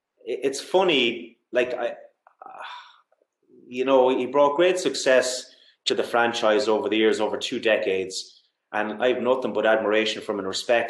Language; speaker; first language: English; native; English